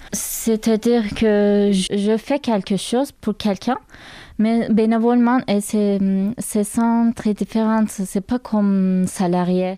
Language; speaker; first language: French; non-native, learner; Turkish